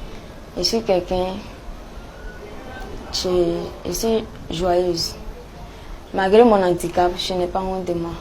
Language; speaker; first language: French; non-native, local second language; Dyula